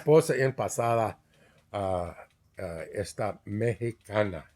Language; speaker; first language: Spanish; non-native, learner; English